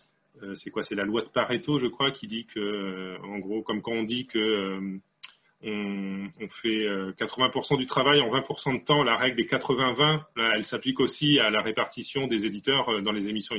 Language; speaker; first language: French; native; French